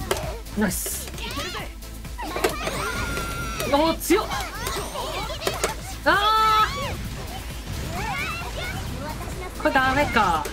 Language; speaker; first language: Japanese; native; Japanese